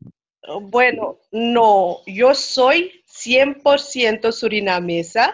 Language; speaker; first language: Spanish; non-native, fluent; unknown